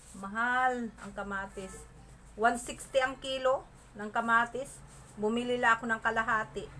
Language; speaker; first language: Filipino; non-native, local second language; Masbatenyo